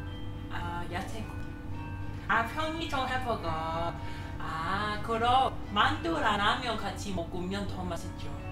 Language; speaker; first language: Korean; non-native, learner; Cantonese